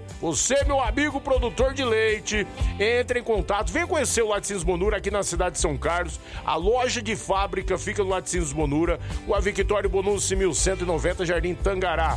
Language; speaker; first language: Portuguese; native; Portuguese